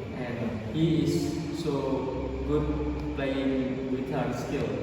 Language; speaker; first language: English; non-native, learner; Indonesian